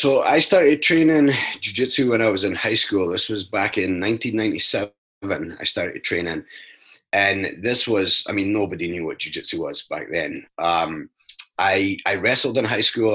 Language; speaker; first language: English; native; English